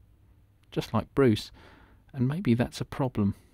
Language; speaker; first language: English; native; English